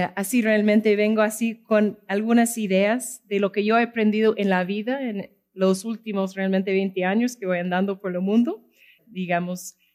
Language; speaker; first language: Spanish; non-native, fluent; English